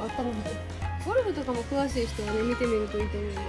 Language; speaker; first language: Japanese; native; Japanese